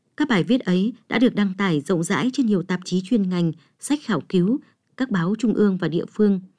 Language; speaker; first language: Vietnamese; native; Vietnamese